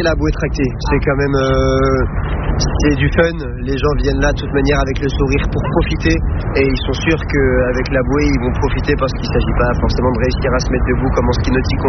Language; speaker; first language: French; native; French